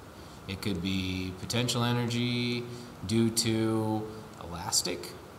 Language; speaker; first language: English; native; English